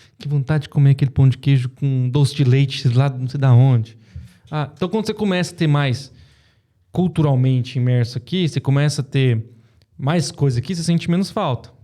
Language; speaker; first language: Portuguese; native; Portuguese